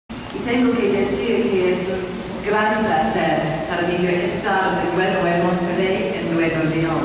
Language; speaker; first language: Spanish; non-native, fluent; English